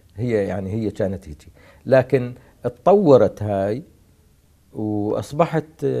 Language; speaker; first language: Arabic; native; Arabic